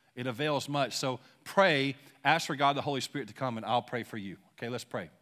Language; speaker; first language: English; native; English